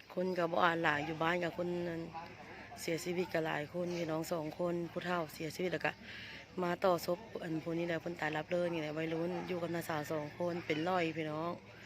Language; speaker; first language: Thai; native; Thai